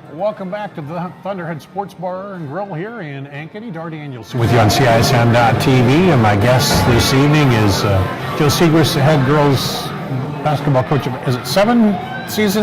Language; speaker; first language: English; native; English